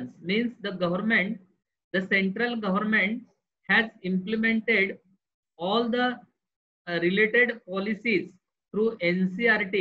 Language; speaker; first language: English; non-native, local second language; Marathi